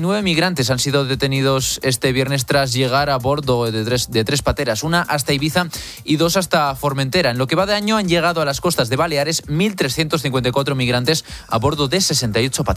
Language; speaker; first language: Spanish; native; Spanish